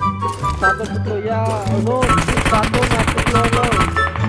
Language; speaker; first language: English; non-native, learner; Nepali